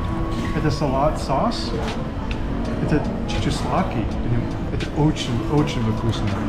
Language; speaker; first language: Russian; non-native, learner; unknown